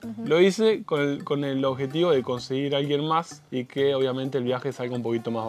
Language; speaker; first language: Spanish; native; Spanish